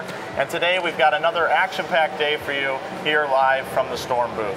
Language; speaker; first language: English; native; English